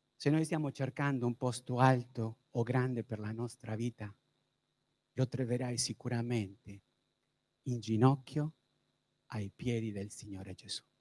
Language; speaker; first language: Italian; non-native, fluent; Spanish